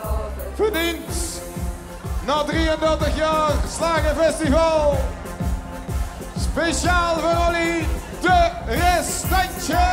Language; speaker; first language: Dutch; native; Dutch